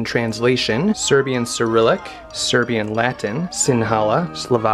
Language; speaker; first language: English; native; English